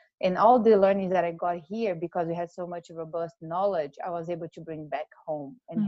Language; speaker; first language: English; non-native, fluent; Portuguese